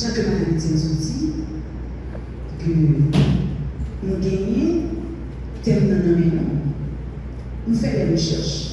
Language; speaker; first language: French; non-native, local second language; Haitian Creole